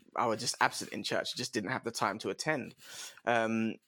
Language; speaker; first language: English; native; English